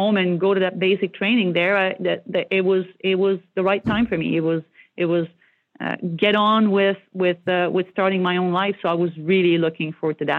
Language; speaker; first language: English; non-native, fluent; French